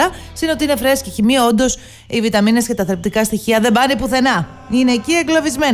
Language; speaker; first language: Greek; native; Greek